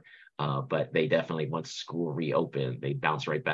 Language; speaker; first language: English; early bilingual, other home language; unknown